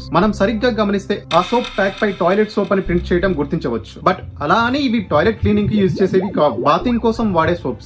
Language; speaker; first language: Telugu; native; Telugu